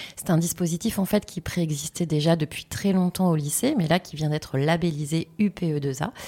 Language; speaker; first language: French; native; French